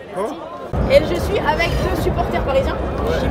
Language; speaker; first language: French; native; French